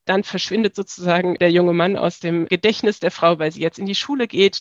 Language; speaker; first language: German; native; German